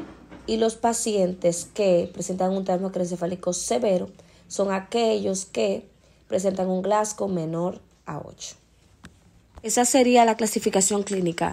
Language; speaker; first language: Spanish; native; Spanish